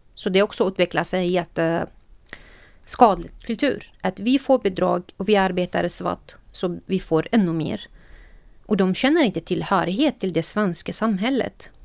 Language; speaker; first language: Swedish; non-native, fluent; Arabic